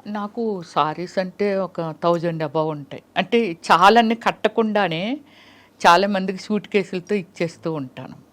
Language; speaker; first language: Telugu; native; Telugu